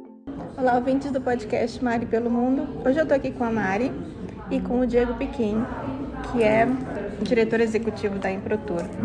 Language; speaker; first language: Portuguese; native; Portuguese